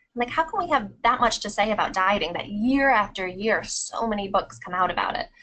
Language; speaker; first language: English; native; English